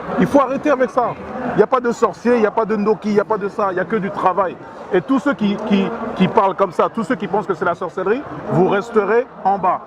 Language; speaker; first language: French; early bilingual, other home language; Lingala